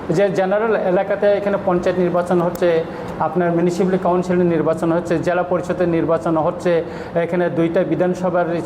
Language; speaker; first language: Bangla; native; Bangla